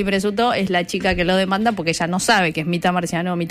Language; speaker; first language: Spanish; native; Spanish